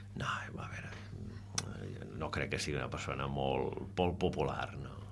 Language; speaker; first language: Catalan; non-native, local second language; Spanish